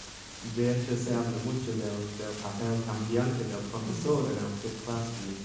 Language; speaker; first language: Spanish; non-native, fluent; English